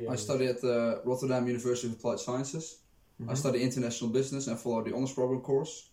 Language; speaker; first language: English; non-native, fluent; Dutch